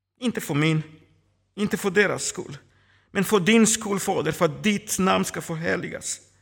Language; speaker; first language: Swedish; non-native, fluent; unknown